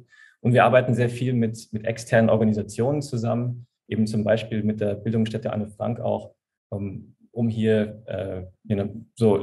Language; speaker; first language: German; native; German